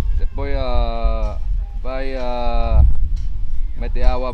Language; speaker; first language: Portuguese; non-native, learner; Vietnamese